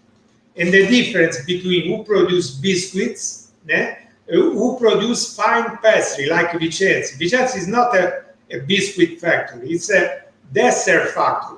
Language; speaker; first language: English; non-native, learner; Italian